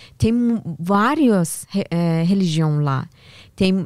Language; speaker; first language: Portuguese; non-native, learner; Persian